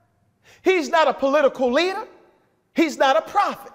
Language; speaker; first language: English; native; English